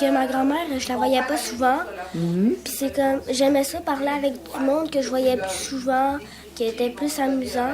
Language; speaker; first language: French; early bilingual, other home language; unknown